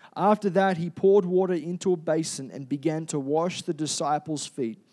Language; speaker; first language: English; native; English